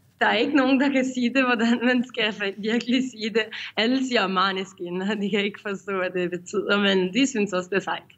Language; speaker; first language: Danish; early bilingual, heritage; Danish